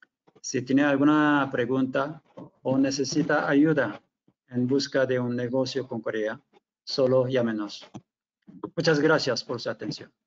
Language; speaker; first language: Spanish; non-native, fluent; Korean